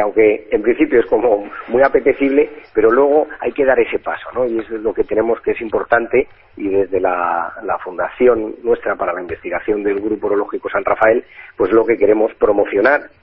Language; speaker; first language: Spanish; native; Spanish